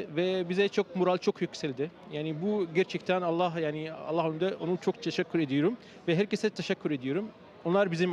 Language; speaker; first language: Turkish; non-native, learner; Arabic